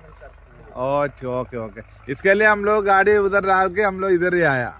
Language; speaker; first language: Hindi; non-native, local second language; Malayalam